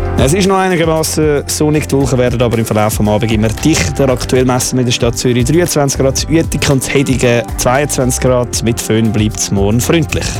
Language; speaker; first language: German; native; German